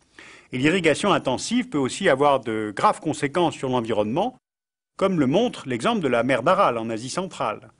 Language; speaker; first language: French; native; French